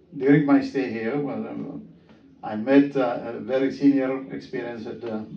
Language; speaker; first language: English; non-native, fluent; Amharic